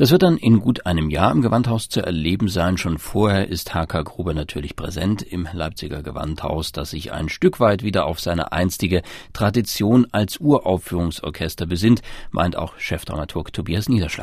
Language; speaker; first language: German; native; German